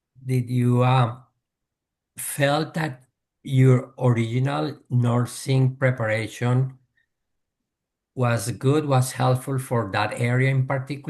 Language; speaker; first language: English; non-native, fluent; Spanish